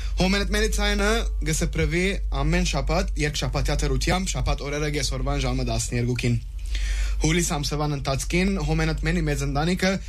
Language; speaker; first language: Armenian; native; Armenian